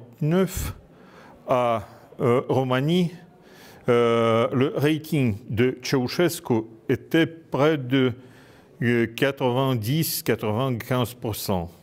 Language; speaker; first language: French; non-native, fluent; Russian